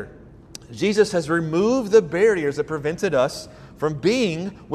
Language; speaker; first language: English; native; English